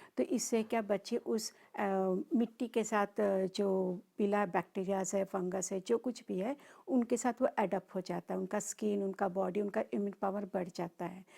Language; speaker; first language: Hindi; non-native, local second language; Marathi